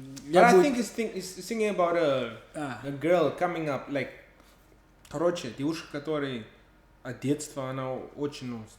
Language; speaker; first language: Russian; non-native, learner; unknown